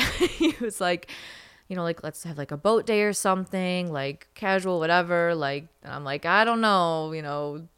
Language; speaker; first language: English; native; English